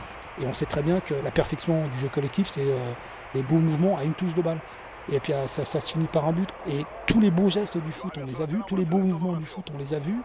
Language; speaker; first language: French; non-native, local second language; Portuguese